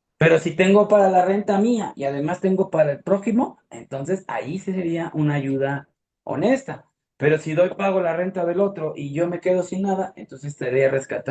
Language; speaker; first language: Spanish; native; Spanish